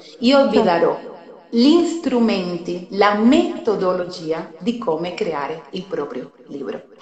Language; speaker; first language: Italian; non-native, fluent; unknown